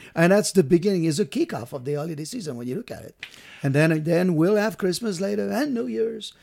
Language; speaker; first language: English; non-native, fluent; French